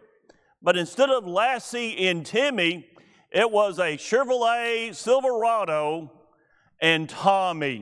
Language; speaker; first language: English; native; English